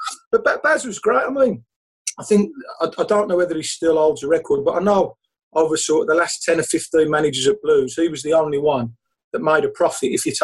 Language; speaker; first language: English; native; English